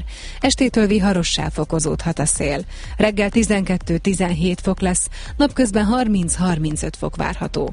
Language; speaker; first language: Hungarian; native; Hungarian